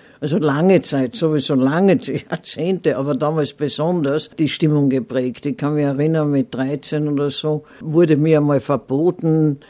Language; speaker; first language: German; native; German